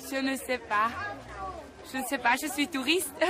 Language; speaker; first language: French; non-native, learner; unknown